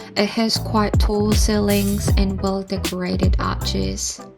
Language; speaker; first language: English; non-native, fluent; Korean